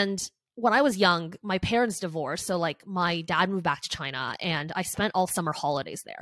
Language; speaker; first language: English; early bilingual, other home language; Chinese